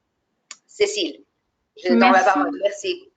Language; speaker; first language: French; non-native, fluent; Italian